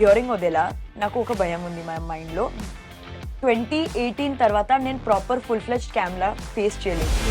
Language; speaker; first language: Telugu; non-native, learner; Hindi